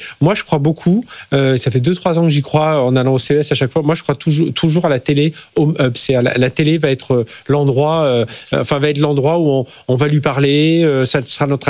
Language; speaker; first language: French; native; French